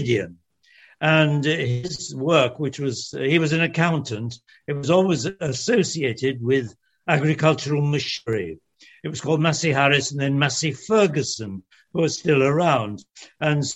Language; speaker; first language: English; early bilingual, other home language; French